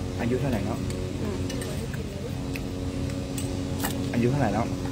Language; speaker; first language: Thai; native; Thai